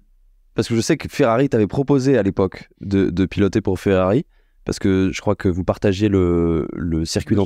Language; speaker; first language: French; native; French